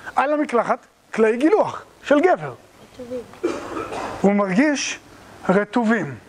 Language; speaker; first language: Hebrew; native; Hebrew